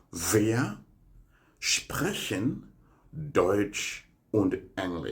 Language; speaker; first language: German; non-native, fluent; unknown